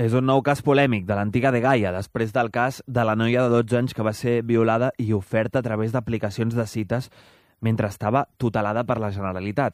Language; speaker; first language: Catalan; native; Catalan